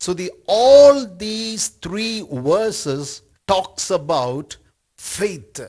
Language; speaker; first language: English; non-native, local second language; Tamil